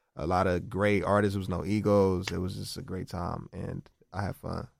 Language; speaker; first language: English; native; English